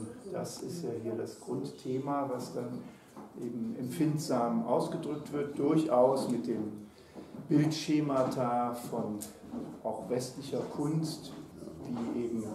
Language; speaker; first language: German; native; German